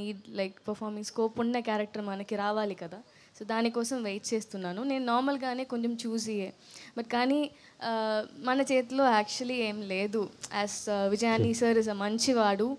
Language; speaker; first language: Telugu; non-native, fluent; Tamil